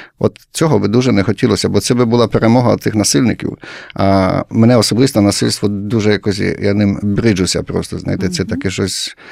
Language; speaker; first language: Ukrainian; early bilingual, heritage; Ukrainian